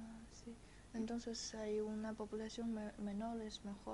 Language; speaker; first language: Spanish; non-native, fluent; Chinese